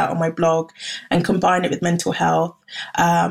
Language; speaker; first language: English; native; English